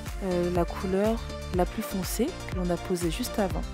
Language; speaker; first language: French; native; French